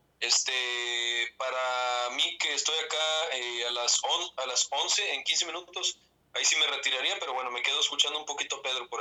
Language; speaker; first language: Spanish; native; Spanish